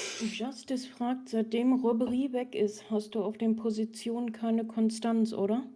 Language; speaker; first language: German; native; German